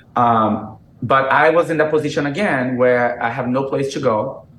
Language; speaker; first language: English; non-native, fluent; Portuguese